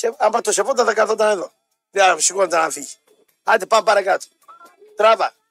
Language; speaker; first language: Greek; native; Greek